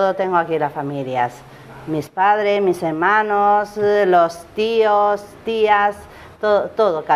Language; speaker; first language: Spanish; non-native, learner; Chinese